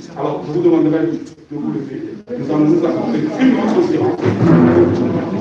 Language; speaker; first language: French; non-native, local second language; Lingala